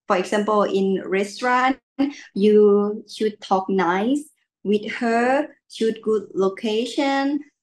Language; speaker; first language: English; non-native, learner; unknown